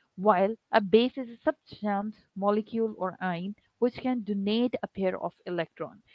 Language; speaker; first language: English; non-native, local second language; Urdu